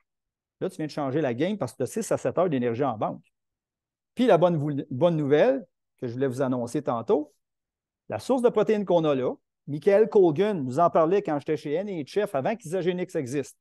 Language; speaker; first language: French; native; French